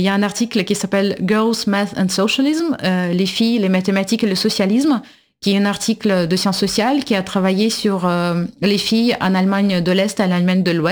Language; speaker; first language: French; non-native, fluent; Russian